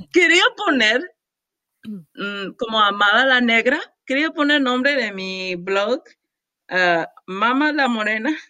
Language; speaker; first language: Spanish; non-native, learner; English